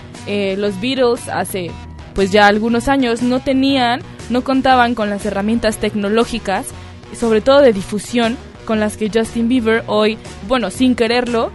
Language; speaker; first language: Spanish; native; Spanish